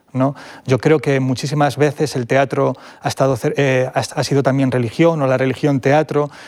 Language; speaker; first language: Spanish; native; Spanish